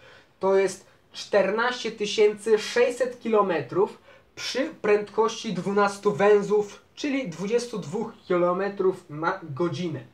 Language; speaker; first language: Polish; native; Polish